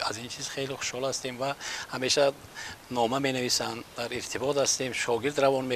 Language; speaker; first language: Persian; native; Persian